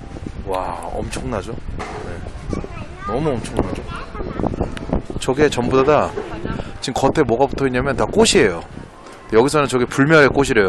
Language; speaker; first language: Korean; native; Korean